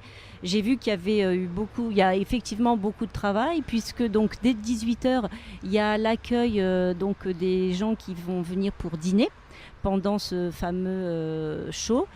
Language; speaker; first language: French; native; French